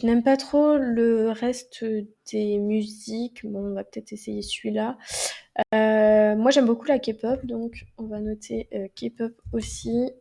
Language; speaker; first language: French; native; French